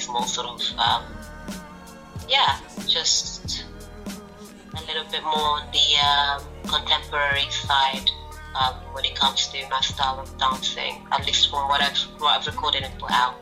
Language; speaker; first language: English; non-native, fluent; Portuguese